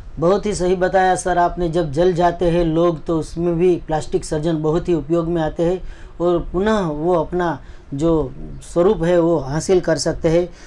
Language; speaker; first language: Hindi; non-native, local second language; Gujarati